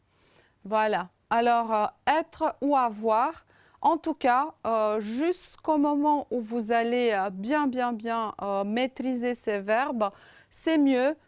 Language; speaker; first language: French; non-native, fluent; Romanian